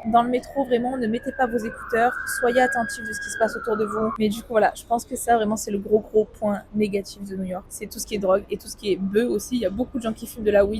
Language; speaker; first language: French; native; French